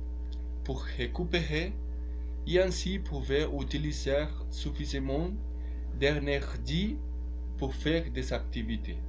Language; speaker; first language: French; non-native, learner; Spanish